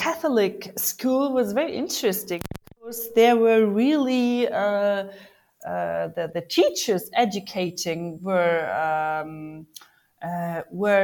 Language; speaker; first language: English; non-native, fluent; German